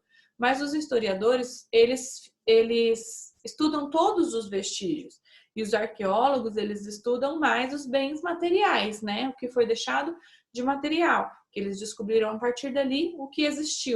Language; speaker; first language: Portuguese; native; Portuguese